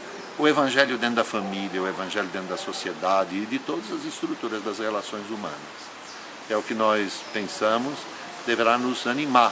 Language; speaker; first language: Portuguese; native; Portuguese